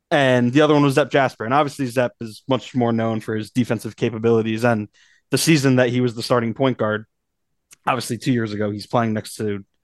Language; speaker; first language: English; native; English